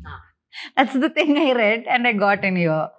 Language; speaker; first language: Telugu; non-native, fluent; Malayalam